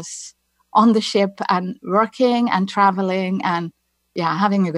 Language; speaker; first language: English; non-native, fluent; Dutch